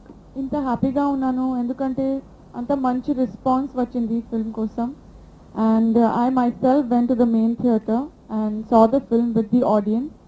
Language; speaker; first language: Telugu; non-native, learner; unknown